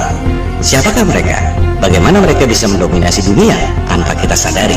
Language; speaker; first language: Indonesian; native; Indonesian